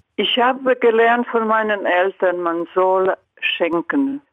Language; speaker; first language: German; non-native, fluent; Croatian